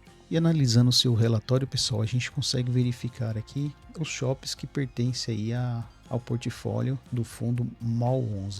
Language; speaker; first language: Portuguese; native; Portuguese